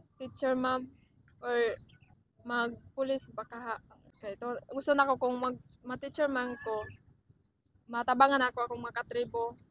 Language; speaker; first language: Cebuano; non-native, local second language; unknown